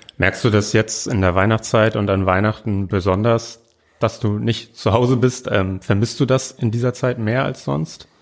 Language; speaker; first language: German; native; German